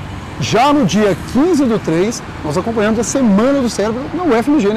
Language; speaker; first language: Portuguese; native; Portuguese